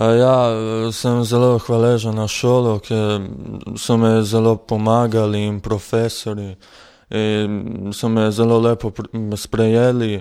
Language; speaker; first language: Slovenian; non-native, learner; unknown